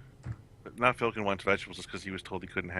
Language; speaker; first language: English; native; English